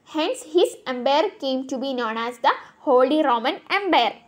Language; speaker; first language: English; non-native, local second language; Malayalam